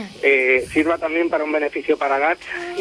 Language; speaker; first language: Spanish; native; Spanish